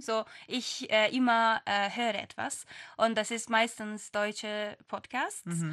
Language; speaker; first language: German; non-native, fluent; Turkish